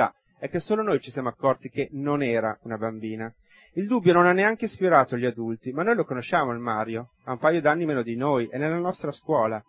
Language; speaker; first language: Italian; native; Italian